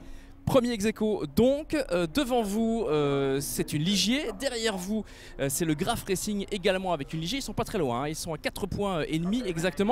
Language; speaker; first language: French; native; French